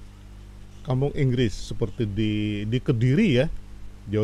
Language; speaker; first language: Indonesian; native; Indonesian